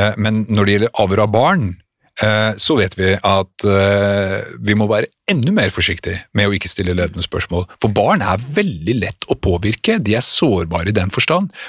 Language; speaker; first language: Norwegian; native; Norwegian